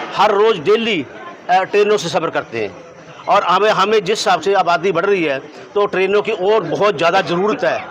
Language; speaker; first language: Hindi; non-native, local second language; Punjabi